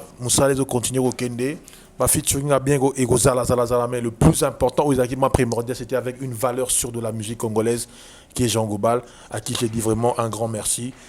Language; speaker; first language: French; non-native, local second language; Lingala